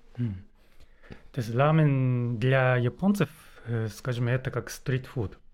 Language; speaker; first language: Russian; non-native, learner; Japanese